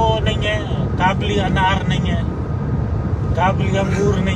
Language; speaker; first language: Hindi; non-native, local second language; Sindhi